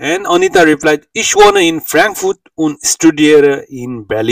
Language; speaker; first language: German; non-native, learner; Nepali